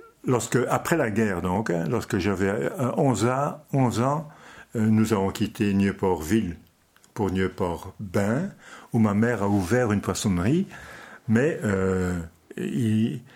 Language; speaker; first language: French; native; French